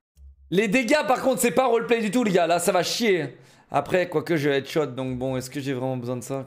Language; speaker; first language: French; native; French